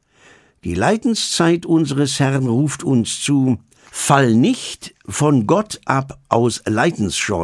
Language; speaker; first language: German; native; German